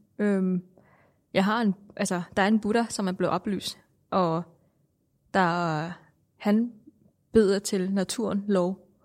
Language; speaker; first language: Danish; non-native, fluent; Thai